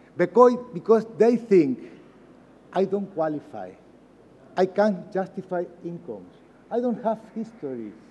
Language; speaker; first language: English; non-native, learner; Spanish